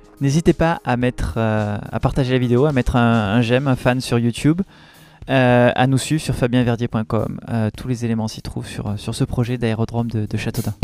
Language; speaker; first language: French; native; French